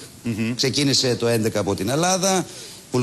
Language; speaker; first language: Greek; native; Greek